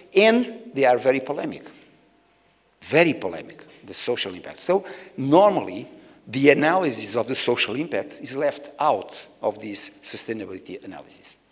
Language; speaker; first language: English; non-native, fluent; Portuguese